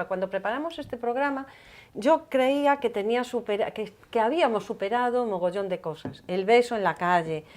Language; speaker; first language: Spanish; native; Spanish